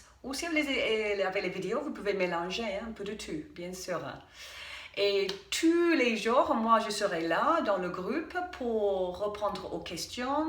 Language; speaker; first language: French; non-native, fluent; English